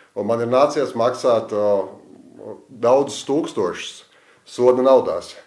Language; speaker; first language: Latvian; native; Latvian